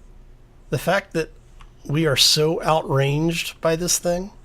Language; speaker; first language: English; native; English